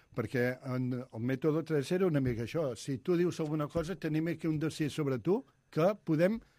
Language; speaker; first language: Catalan; native; Catalan